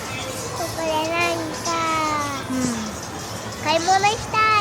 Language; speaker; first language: Japanese; early bilingual, other home language; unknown